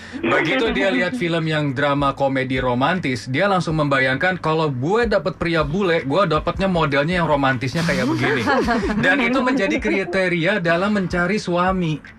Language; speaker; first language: Indonesian; native; Indonesian